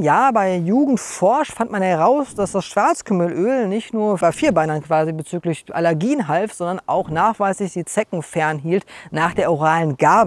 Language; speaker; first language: German; native; German